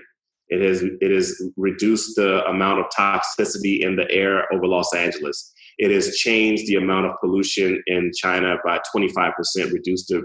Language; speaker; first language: English; native; English